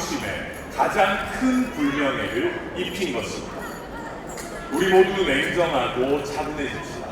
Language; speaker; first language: Korean; native; Korean